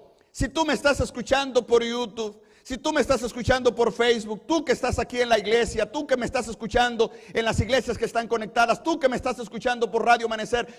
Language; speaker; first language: Spanish; native; Spanish